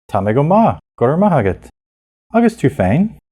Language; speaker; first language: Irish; non-native, fluent; English